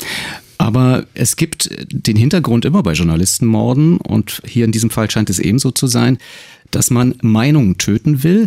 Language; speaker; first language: German; native; German